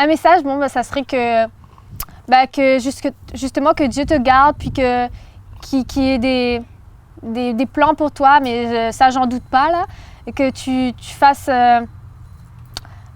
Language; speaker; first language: French; native; French